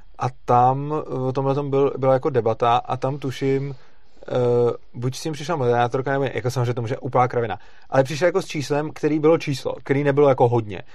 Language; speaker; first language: Czech; native; Czech